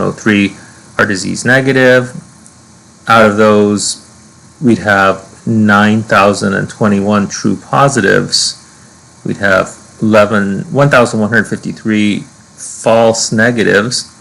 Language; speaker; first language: English; native; English